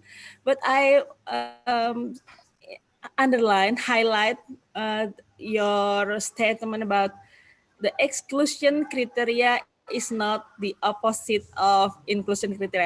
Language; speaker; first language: English; non-native, fluent; Indonesian